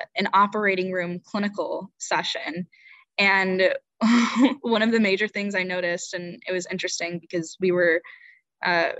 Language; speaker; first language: English; native; English